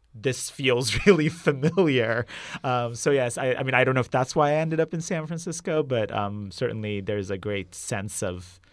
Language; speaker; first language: English; non-native, fluent; Turkish